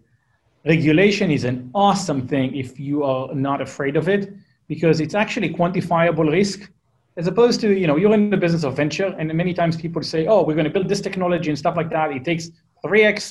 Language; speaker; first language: English; non-native, fluent; Hebrew